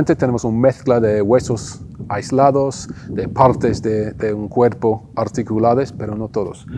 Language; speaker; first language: Spanish; non-native, fluent; English